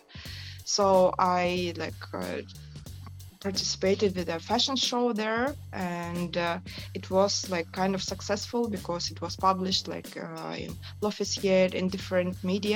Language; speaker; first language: English; non-native, fluent; Yakut